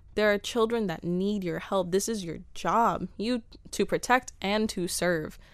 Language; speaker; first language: English; early bilingual, other home language; Spanish